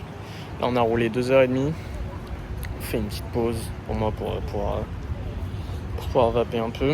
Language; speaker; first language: French; native; French